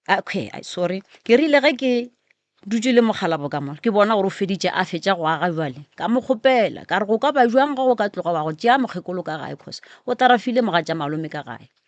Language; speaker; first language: Northern Sotho; native; Northern Sotho